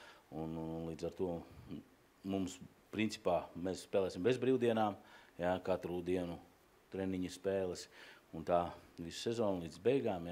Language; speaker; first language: Latvian; native; Latvian